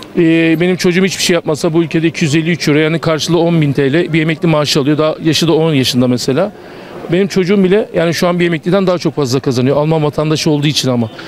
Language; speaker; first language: Turkish; native; Turkish